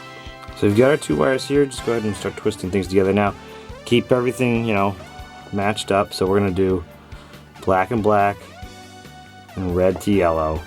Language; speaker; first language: English; native; English